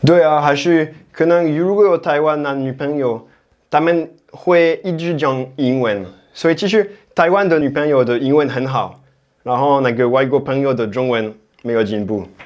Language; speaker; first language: Chinese; non-native, fluent; French